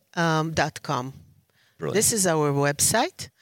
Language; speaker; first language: English; non-native, learner; Hebrew